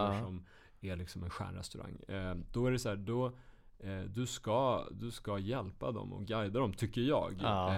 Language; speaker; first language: Swedish; native; Swedish